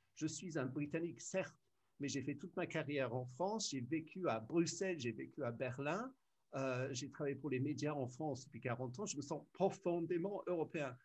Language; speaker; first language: French; non-native, fluent; English